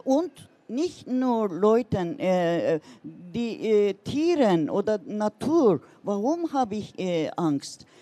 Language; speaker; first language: German; non-native, learner; Turkish